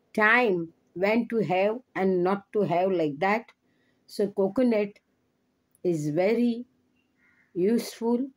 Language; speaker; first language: English; non-native, local second language; Konkani